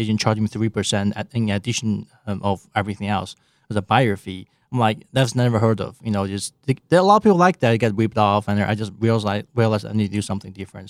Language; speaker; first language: English; non-native, fluent; Chinese